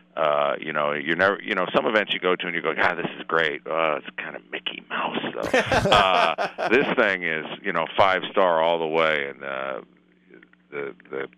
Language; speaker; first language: English; native; English